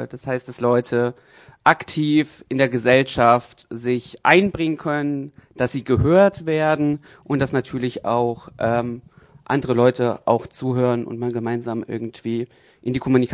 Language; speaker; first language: German; native; German